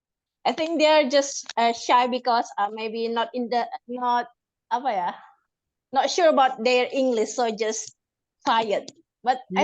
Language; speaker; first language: English; non-native, fluent; Indonesian